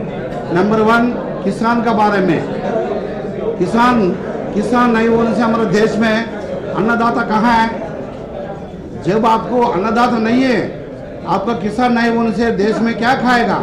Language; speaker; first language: Hindi; non-native, local second language; Telugu